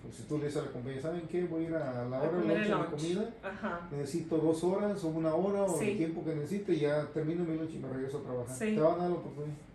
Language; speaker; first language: Spanish; native; Spanish